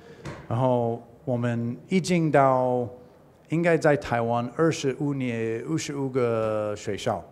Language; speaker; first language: Chinese; non-native, learner; English